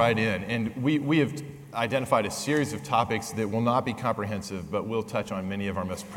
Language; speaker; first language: English; native; English